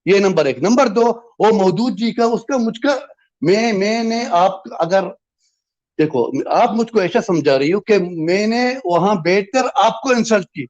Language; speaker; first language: Hindi; non-native, fluent; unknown